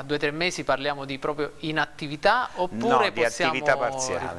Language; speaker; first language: Italian; native; Italian